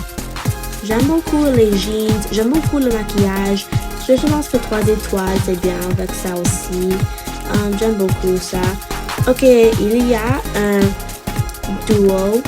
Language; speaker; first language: French; non-native, learner; English